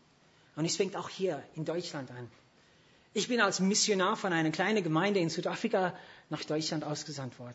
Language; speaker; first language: German; non-native, fluent; English